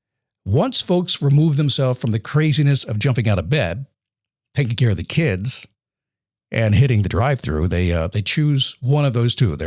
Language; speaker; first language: English; native; English